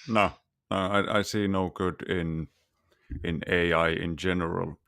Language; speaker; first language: English; non-native, fluent; Finnish